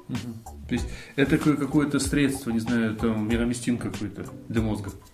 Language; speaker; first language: Russian; native; Russian